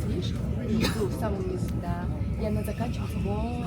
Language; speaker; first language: Russian; native; Russian